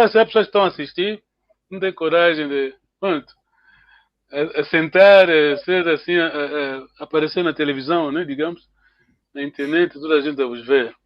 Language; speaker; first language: Portuguese; non-native, local second language; Kongo